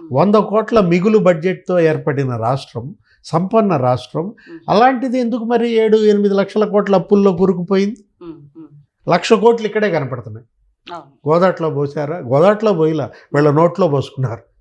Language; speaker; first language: Telugu; native; Telugu